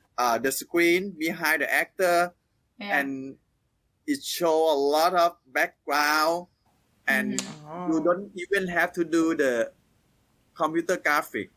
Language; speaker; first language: English; non-native, learner; Thai